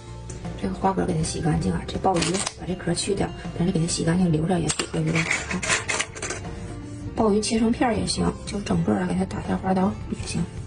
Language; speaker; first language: Chinese; native; Chinese